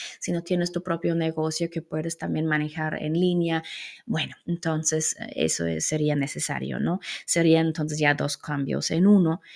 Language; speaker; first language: Spanish; non-native, fluent; German